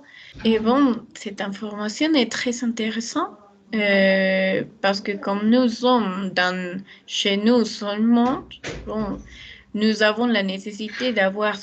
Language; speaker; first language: French; non-native, learner; Spanish